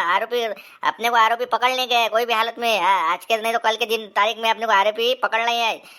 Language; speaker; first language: Hindi; non-native, local second language; Marathi